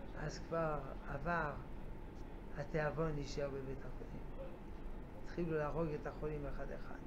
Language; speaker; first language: Hebrew; non-native, fluent; French